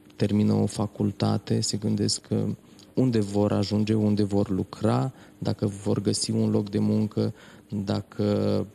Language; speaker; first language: Romanian; native; Romanian